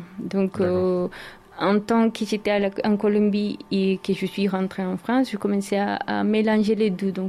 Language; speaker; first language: French; non-native, fluent; Spanish